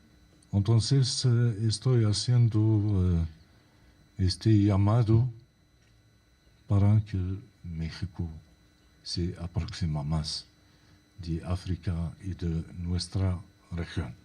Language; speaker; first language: Spanish; non-native, fluent; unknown